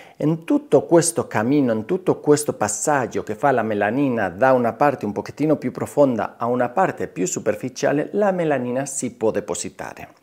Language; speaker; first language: Italian; non-native, fluent; Spanish